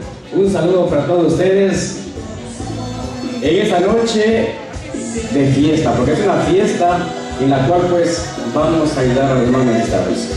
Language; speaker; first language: Spanish; native; Spanish